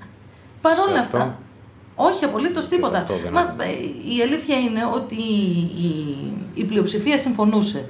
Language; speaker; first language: Greek; native; Greek